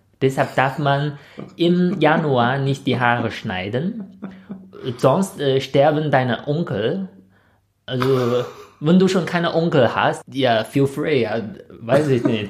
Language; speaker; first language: German; non-native, fluent; Chinese